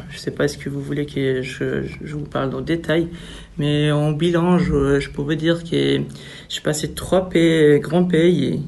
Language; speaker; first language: French; non-native, fluent; Persian